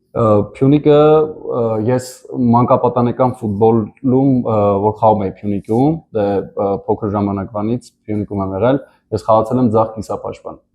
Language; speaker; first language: Armenian; native; Armenian